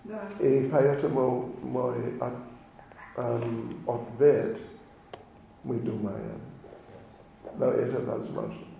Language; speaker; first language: Russian; non-native, learner; English